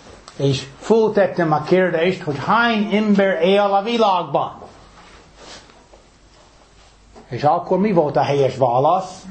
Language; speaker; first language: Hungarian; non-native, fluent; English